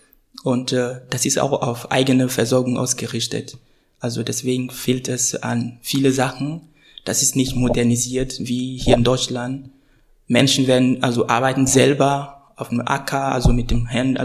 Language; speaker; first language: German; non-native, fluent; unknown